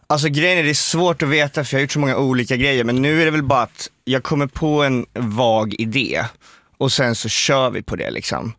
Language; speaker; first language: Swedish; native; Swedish